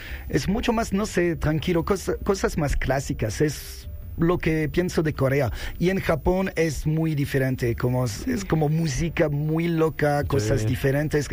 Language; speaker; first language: Spanish; non-native, fluent; French